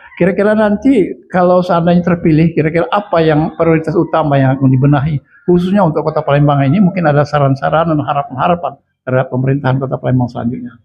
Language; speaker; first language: Indonesian; native; Indonesian